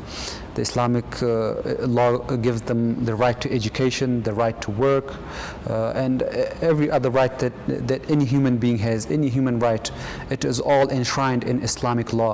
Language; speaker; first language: English; non-native, fluent; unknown